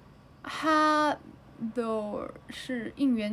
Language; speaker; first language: Chinese; native; Chinese